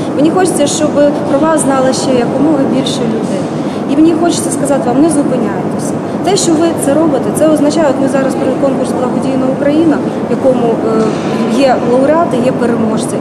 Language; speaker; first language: Ukrainian; native; Ukrainian